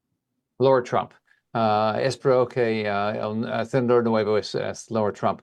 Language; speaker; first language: Spanish; non-native, learner; English